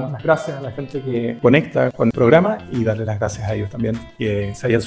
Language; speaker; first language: Spanish; native; Spanish